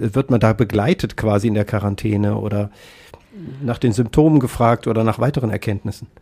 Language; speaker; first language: German; native; German